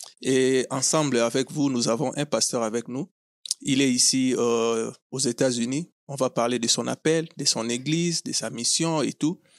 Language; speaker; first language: French; non-native, local second language; Lingala